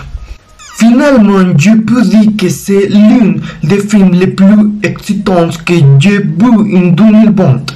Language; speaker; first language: French; non-native, learner; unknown